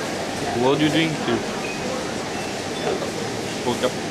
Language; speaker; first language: English; non-native, learner; Polish